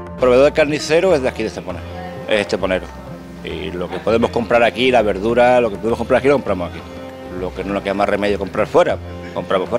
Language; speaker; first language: Spanish; native; Spanish